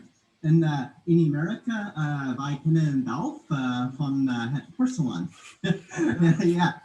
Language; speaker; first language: Dutch; non-native, learner; English